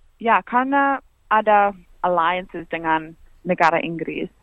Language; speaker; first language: Indonesian; non-native, learner; English